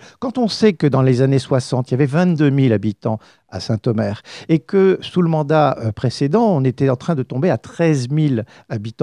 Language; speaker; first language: French; native; French